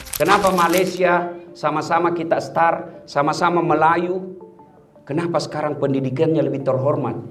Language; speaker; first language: Indonesian; native; Indonesian